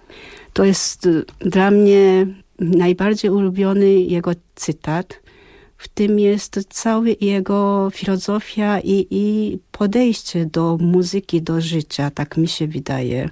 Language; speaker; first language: Polish; non-native, fluent; Japanese